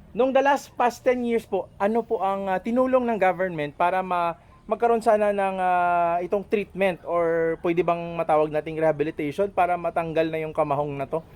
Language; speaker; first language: Filipino; non-native, local second language; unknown